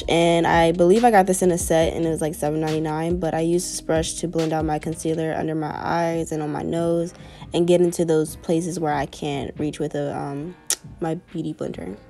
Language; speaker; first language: English; native; English